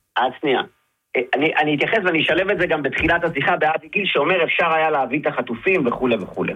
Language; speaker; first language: Hebrew; native; Hebrew